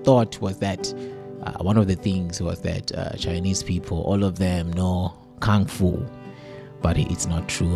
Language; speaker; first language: English; non-native, local second language; Shona